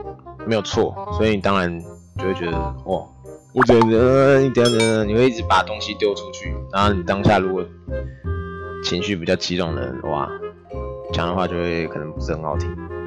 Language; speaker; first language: Chinese; native; Chinese